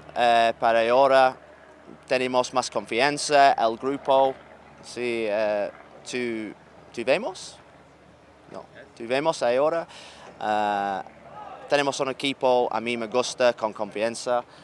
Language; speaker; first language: Spanish; non-native, learner; English